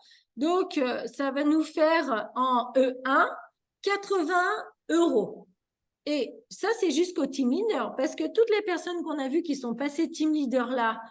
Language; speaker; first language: French; native; French